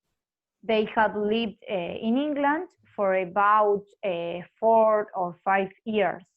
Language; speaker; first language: English; non-native, fluent; Spanish